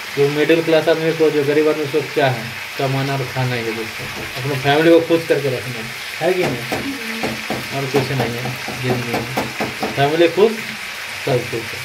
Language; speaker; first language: Hindi; native; Hindi